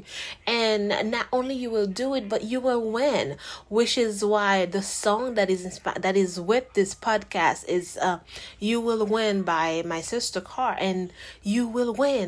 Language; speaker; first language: English; non-native, fluent; Haitian Creole